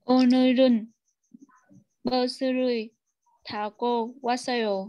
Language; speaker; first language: Korean; non-native, learner; Vietnamese